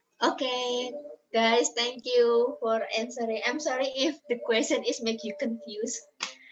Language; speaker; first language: English; non-native, learner; Indonesian